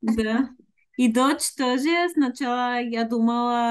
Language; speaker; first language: Russian; non-native, learner; Bulgarian